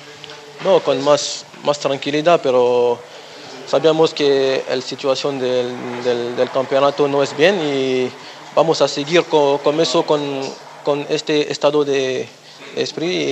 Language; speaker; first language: Spanish; non-native, learner; French